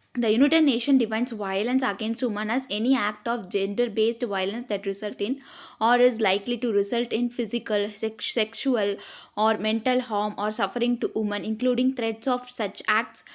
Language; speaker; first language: English; non-native, local second language; Tamil